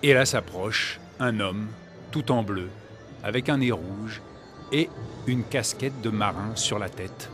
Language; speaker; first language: French; native; French